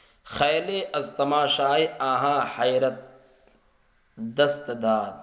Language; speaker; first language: Persian; non-native, fluent; Urdu